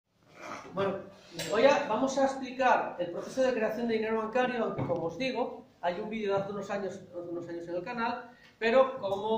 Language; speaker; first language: Spanish; native; Spanish